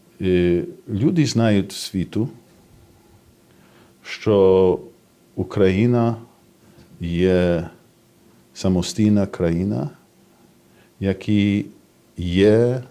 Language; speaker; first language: Ukrainian; non-native, fluent; English